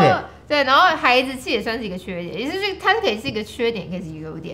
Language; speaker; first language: Chinese; native; Chinese